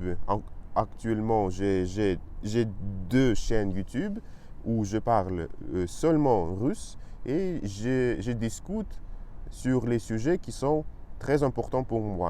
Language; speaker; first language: French; non-native, learner; Russian